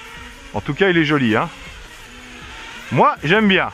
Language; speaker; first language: French; native; French